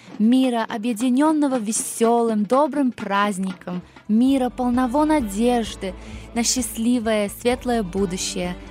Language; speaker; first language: Russian; early bilingual, heritage; Russian